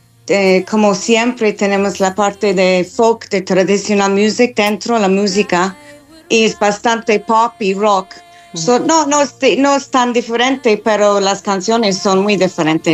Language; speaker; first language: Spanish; non-native, fluent; English